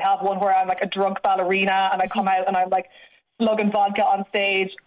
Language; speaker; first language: English; native; English